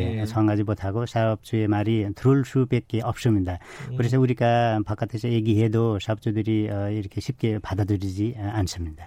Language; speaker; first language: Korean; non-native, fluent; Nepali